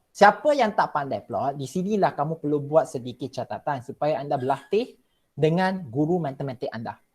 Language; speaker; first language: Malay; non-native, local second language; Chinese